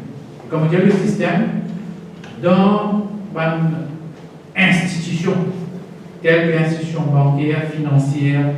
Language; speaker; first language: French; non-native, local second language; Morisyen